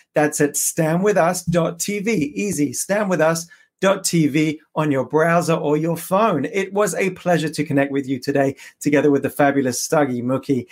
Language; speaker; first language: English; native; English